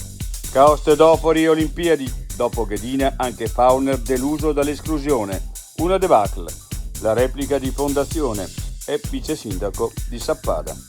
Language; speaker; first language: Italian; native; Italian